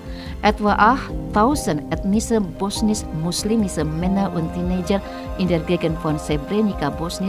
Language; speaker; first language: German; non-native, fluent; Indonesian